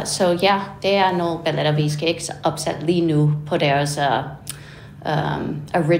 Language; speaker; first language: Danish; non-native, fluent; English